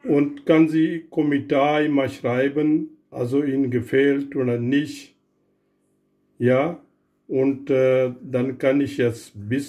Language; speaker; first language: German; non-native, learner; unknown